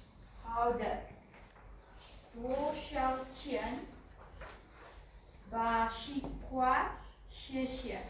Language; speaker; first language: Chinese; non-native, learner; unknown